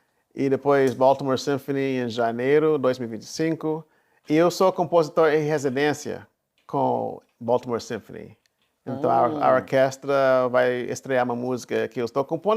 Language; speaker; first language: Portuguese; non-native, fluent; English